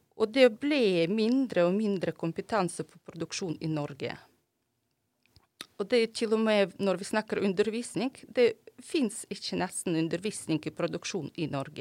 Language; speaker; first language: Norwegian; non-native, fluent; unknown